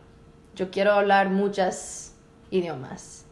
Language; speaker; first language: Spanish; early bilingual, heritage; Spanish